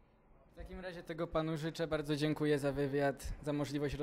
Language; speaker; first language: Polish; native; Polish